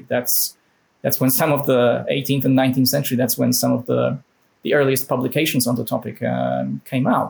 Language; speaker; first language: English; non-native, fluent; Polish